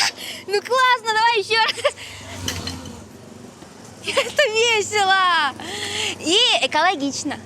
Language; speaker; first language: Russian; native; Russian